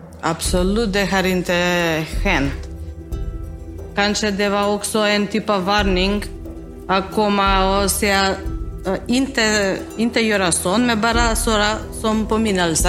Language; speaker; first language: Swedish; non-native, learner; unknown